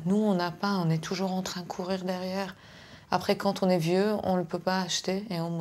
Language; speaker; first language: French; non-native, fluent; Persian